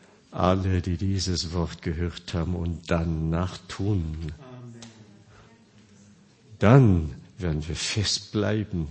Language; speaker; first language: German; non-native, fluent; Korean